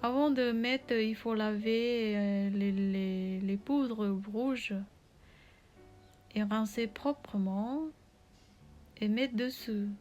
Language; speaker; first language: French; non-native, learner; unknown